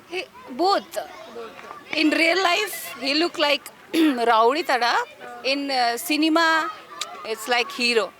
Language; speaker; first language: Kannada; non-native, learner; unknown